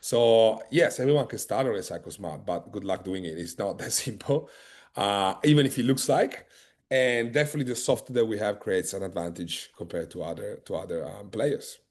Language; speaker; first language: English; non-native, fluent; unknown